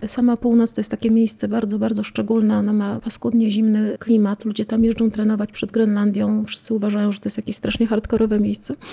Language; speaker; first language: Polish; native; Polish